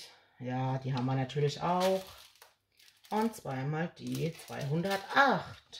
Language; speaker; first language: German; native; German